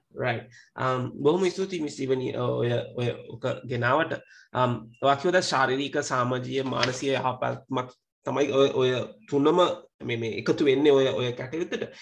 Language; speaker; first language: Sinhala; non-native, local second language; Tamil